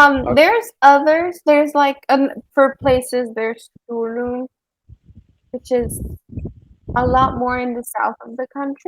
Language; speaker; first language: English; non-native, fluent; Spanish